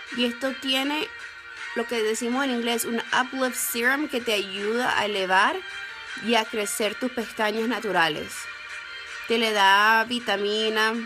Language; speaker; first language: Spanish; native; Spanish